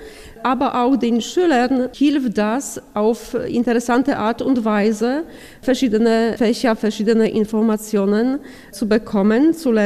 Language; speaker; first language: German; non-native, fluent; Polish